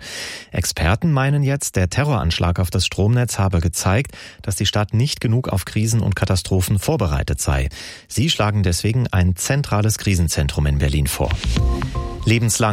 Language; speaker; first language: German; native; German